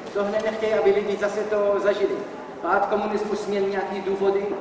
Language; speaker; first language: Czech; non-native, fluent; Arabic